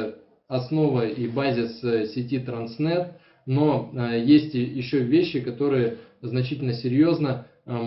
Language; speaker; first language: Russian; native; Russian